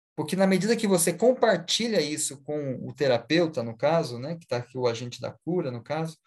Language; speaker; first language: Portuguese; native; Portuguese